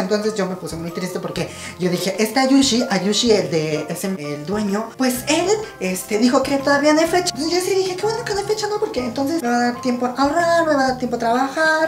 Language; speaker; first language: Spanish; native; Spanish